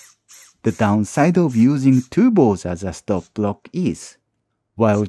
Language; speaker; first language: English; non-native, fluent; Japanese